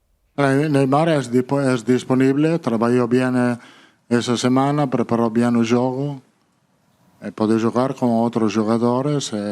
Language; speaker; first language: Portuguese; non-native, fluent; Italian